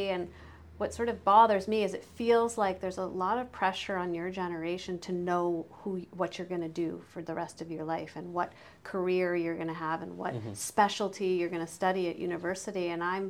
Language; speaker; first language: English; native; English